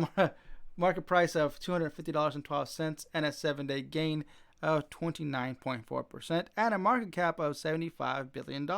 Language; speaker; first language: English; native; English